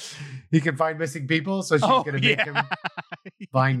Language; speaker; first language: English; native; English